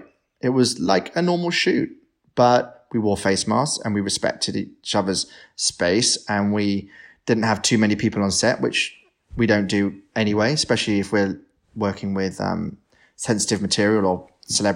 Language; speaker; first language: English; native; English